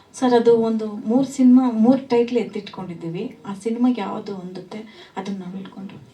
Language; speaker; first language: Kannada; native; Kannada